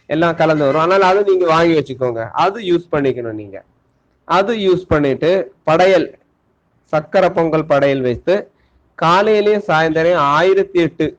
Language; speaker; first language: Tamil; non-native, local second language; Malayalam